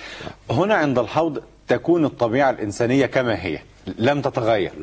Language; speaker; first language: Arabic; native; Arabic